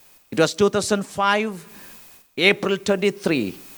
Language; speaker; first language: English; non-native, local second language; Malayalam